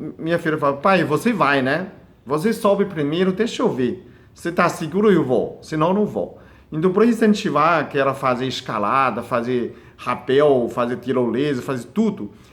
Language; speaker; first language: Portuguese; non-native, fluent; Chinese